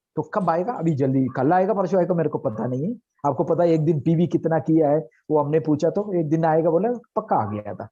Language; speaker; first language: Hindi; non-native, local second language; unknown